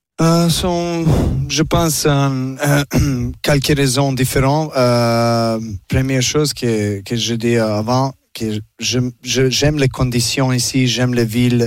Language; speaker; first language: French; non-native, learner; Serbian